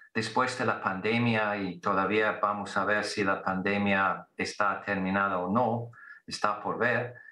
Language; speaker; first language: Spanish; non-native, fluent; English